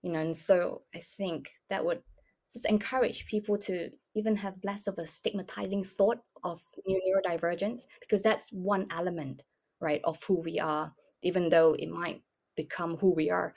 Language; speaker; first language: English; non-native, local second language; Cantonese